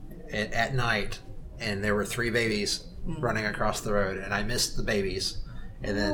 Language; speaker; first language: English; native; English